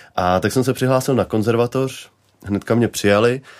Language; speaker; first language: Czech; native; Czech